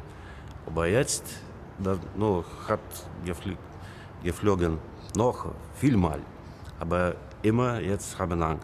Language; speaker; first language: German; non-native, learner; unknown